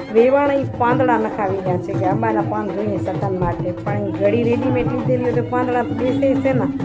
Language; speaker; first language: Gujarati; native; Gujarati